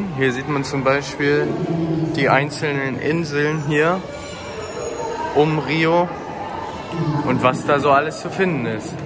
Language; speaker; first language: German; native; German